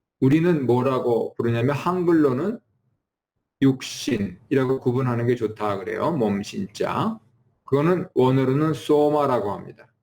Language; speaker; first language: Korean; native; Korean